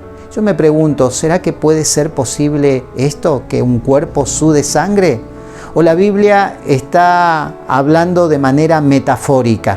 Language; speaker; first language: Spanish; native; Spanish